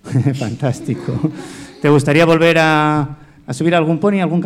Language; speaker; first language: Spanish; native; Spanish